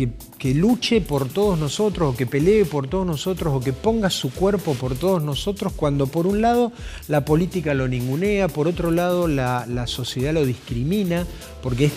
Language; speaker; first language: Spanish; native; Spanish